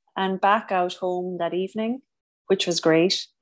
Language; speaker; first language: English; native; English